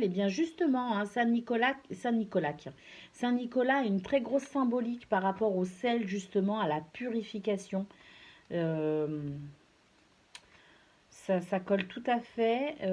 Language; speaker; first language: French; native; French